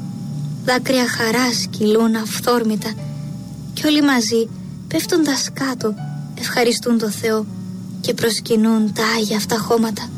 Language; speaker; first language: Greek; native; Greek